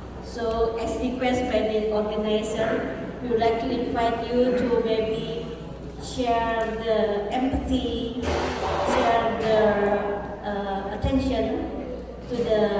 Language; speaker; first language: English; non-native, fluent; Indonesian